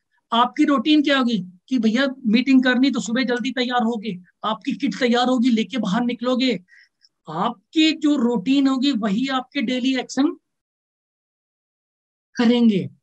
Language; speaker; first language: Hindi; native; Hindi